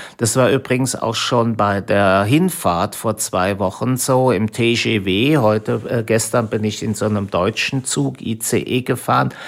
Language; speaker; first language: German; native; German